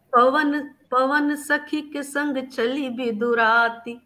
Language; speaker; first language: Hindi; native; Hindi